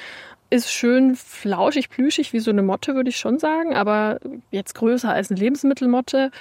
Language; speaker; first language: German; native; German